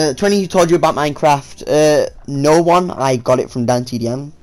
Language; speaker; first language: English; native; English